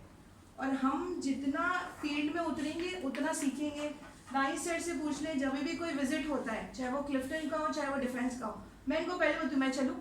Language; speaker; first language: Urdu; non-native, local second language; Gujarati